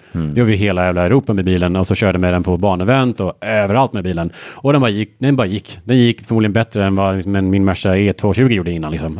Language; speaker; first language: Swedish; early bilingual, heritage; English